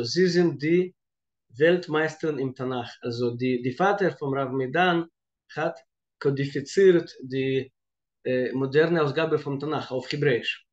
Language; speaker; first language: German; non-native, fluent; Russian